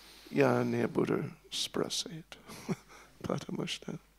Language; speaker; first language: Russian; non-native, learner; English